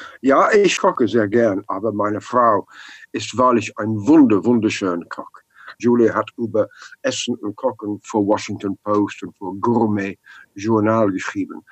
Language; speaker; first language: German; non-native, learner; English